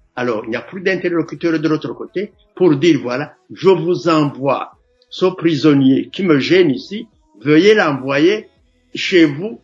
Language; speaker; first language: French; non-native, local second language; Rundi